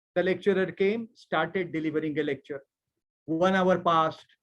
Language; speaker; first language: English; non-native, local second language; Marathi